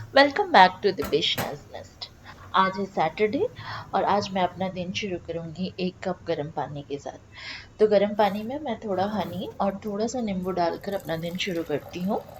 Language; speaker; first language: Hindi; non-native, local second language; Bangla